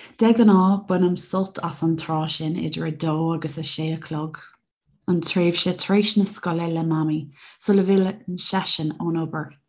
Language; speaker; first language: Irish; native; Irish